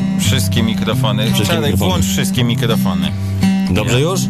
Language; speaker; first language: Polish; native; Polish